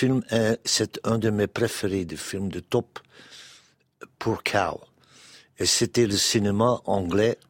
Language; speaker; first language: French; non-native, local second language; Dutch